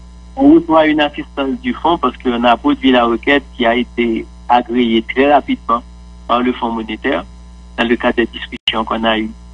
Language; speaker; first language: French; non-native, local second language; Haitian Creole